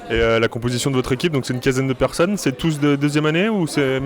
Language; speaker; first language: French; native; French